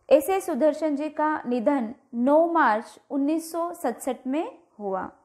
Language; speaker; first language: Hindi; non-native, local second language; Marathi